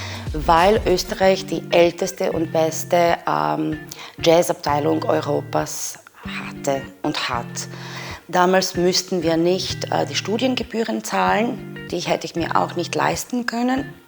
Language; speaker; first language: German; non-native, fluent; Serbian